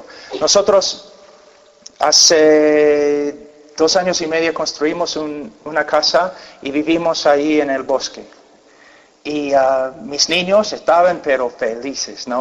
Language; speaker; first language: Spanish; non-native, fluent; English